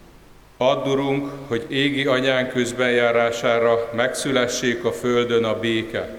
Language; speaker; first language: Hungarian; native; Hungarian